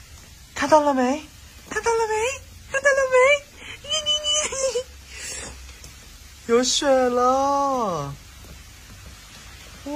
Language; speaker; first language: Chinese; non-native, learner; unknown